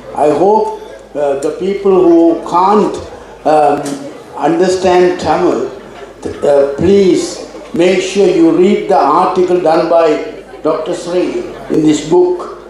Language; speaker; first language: English; non-native, local second language; Tamil